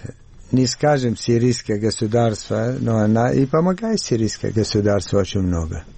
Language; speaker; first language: Russian; non-native, learner; Arabic